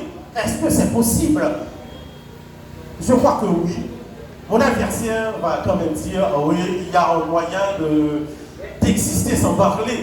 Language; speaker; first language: French; non-native, local second language; Haitian Creole